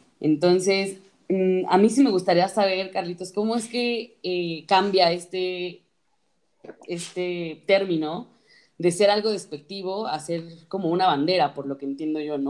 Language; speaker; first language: Spanish; native; Spanish